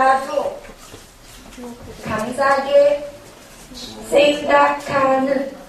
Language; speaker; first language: Korean; non-native, learner; English